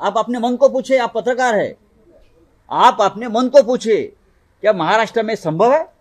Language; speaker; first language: Hindi; non-native, local second language; Marathi